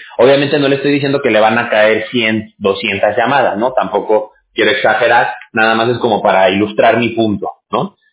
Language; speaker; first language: Spanish; native; Spanish